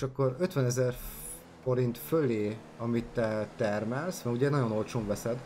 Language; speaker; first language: Hungarian; native; Hungarian